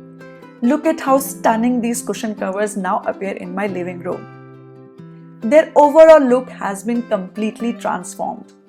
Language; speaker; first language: English; non-native, local second language; Hindi